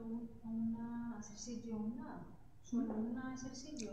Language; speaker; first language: Italian; non-native, learner; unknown